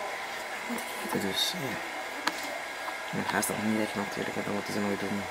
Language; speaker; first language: Dutch; native; Dutch